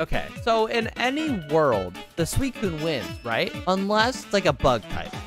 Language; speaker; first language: English; native; English